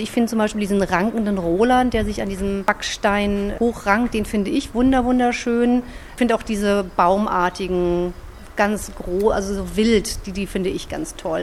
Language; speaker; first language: German; native; German